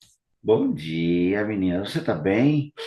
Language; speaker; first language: Portuguese; native; Portuguese